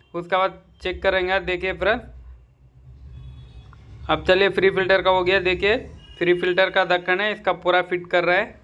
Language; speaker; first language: Hindi; non-native, local second language; Tamil